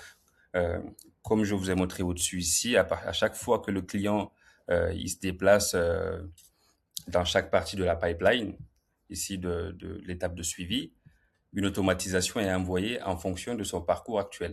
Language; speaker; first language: French; native; French